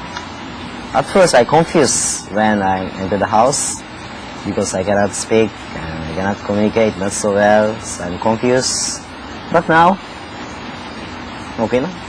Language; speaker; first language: English; non-native, learner; Japanese